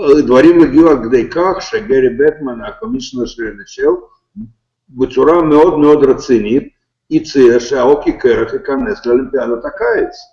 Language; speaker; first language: Hebrew; non-native, fluent; Russian